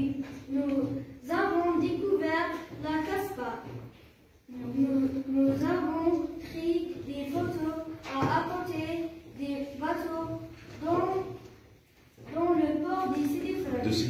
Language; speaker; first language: French; non-native, learner; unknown